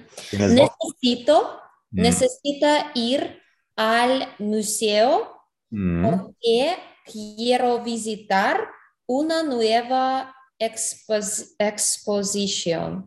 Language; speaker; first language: Spanish; non-native, learner; English